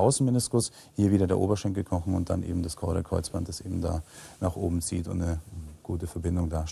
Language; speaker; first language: German; native; German